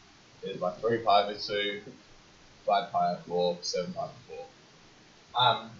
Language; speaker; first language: English; native; English